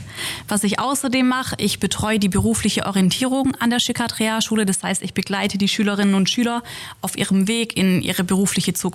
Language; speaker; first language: German; early bilingual, other home language; Turkish